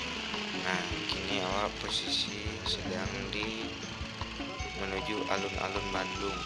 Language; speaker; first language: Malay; non-native, local second language; Minangkabau